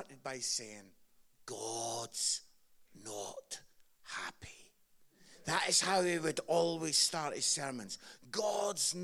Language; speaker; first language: English; native; English